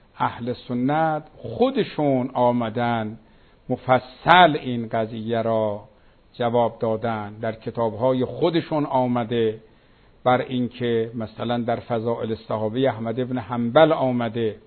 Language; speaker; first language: Persian; native; Persian